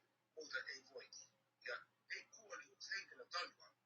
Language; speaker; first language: Finnish; non-native, learner; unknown